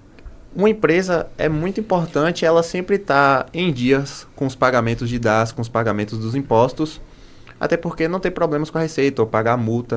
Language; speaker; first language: Portuguese; native; Portuguese